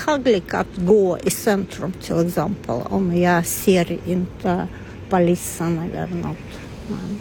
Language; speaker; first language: Swedish; non-native, learner; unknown